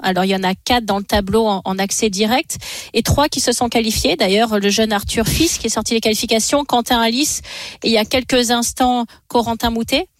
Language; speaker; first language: French; native; French